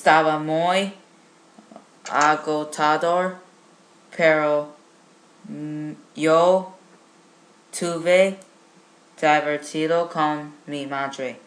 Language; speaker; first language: Spanish; non-native, learner; English